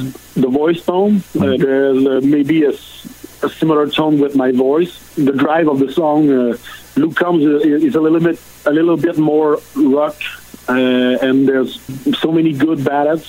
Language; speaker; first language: English; non-native, learner; French